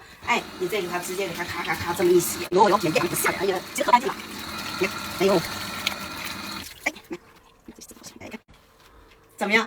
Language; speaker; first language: Chinese; native; Chinese